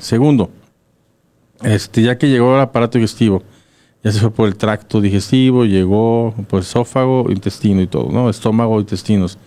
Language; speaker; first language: Spanish; native; Spanish